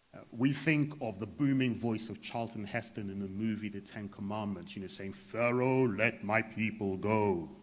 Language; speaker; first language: English; native; English